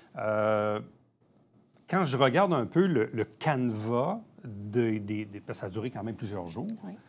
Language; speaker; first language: French; native; French